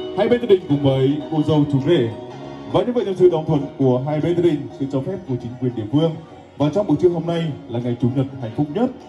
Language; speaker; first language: Vietnamese; non-native, local second language; Jarai